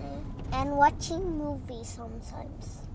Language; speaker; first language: English; non-native, learner; Indonesian